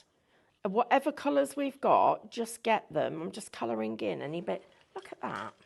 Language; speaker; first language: English; native; English